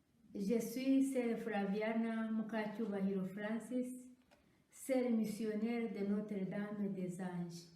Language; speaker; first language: French; non-native, local second language; Kinyarwanda